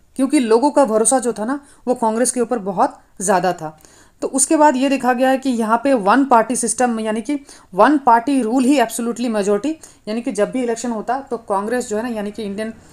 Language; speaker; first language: Hindi; non-native, local second language; Nepali